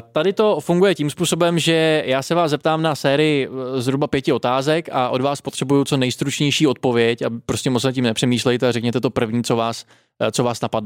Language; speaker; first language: Czech; native; Czech